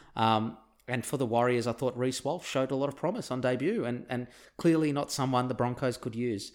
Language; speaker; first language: English; early bilingual, other home language; Turkish